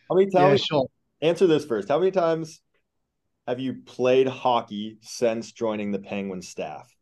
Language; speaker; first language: English; native; English